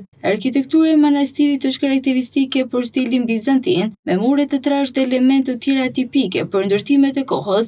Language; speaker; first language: Albanian; native; Albanian